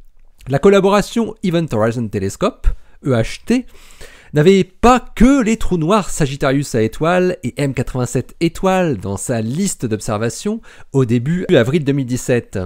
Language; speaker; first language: French; native; French